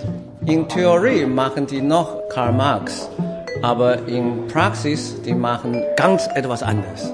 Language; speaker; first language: German; non-native, learner; Chinese